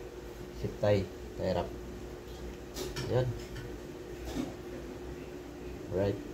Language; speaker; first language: Filipino; native; Filipino